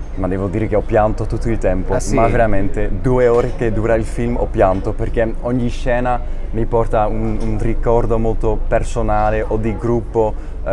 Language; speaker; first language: Italian; non-native, fluent; Dutch